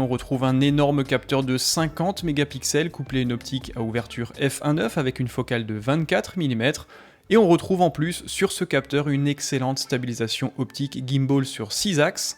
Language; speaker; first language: French; native; French